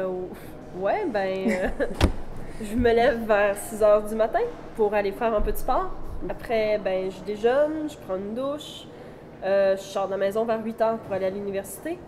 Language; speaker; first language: French; non-native, learner; Spanish